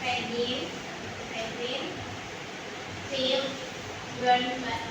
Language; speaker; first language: German; non-native, learner; Indonesian